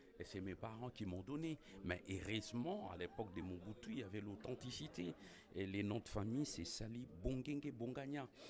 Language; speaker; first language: French; non-native, local second language; Lingala